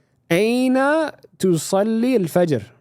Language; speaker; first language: Arabic; non-native, fluent; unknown